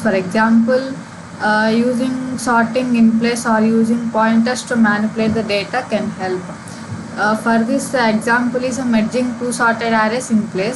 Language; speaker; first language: English; non-native, local second language; Telugu